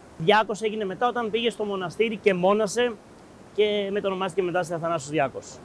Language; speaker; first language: Greek; native; Greek